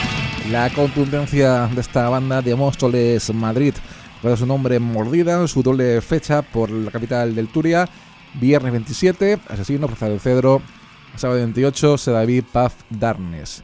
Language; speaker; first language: Spanish; native; Spanish